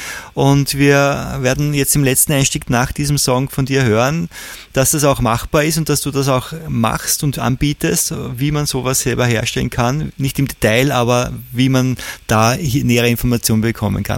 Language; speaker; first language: German; native; German